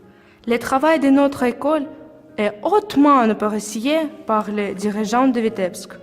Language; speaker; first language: French; non-native, learner; Russian